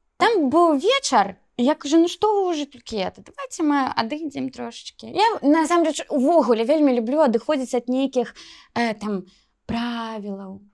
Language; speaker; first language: Belarusian; early bilingual, other home language; Russian